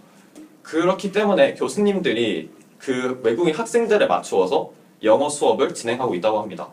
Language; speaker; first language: Korean; native; Korean